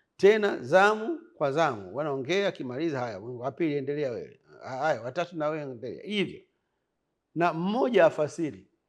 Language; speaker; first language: Swahili; native; Swahili